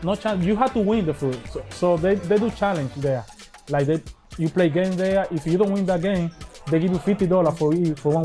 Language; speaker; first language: English; non-native, fluent; Spanish